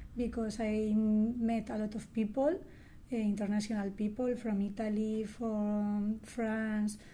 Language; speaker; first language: English; non-native, learner; Spanish